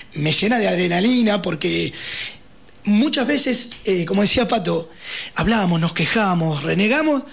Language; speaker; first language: Spanish; native; Spanish